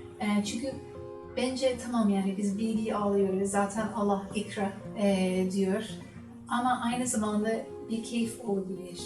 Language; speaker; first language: Turkish; non-native, learner; English